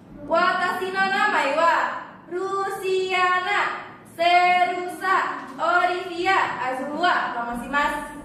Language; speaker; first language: Japanese; non-native, learner; Indonesian